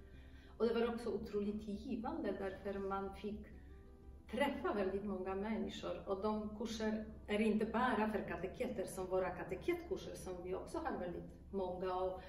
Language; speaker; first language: Swedish; non-native, fluent; Polish